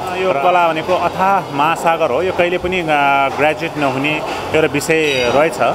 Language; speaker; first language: Nepali; non-native, local second language; Sherpa